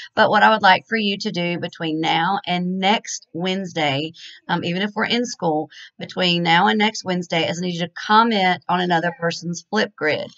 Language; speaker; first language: English; native; English